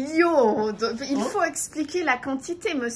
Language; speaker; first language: French; native; French